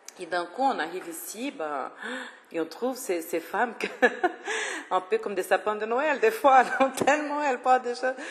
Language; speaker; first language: French; non-native, fluent; Portuguese